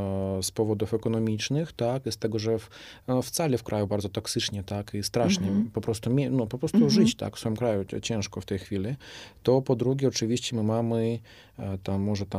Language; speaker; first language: Polish; non-native, fluent; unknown